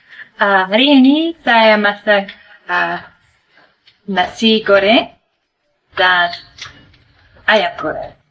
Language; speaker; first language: Indonesian; non-native, learner; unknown